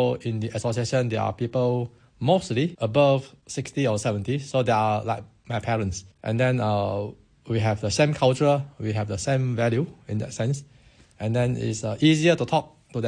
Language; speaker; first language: English; non-native, local second language; Min Nan Chinese